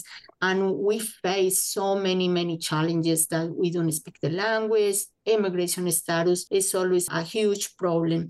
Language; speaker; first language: English; non-native, fluent; Spanish